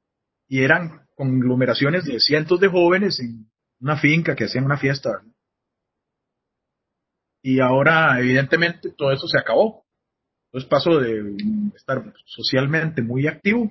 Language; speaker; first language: Spanish; native; Spanish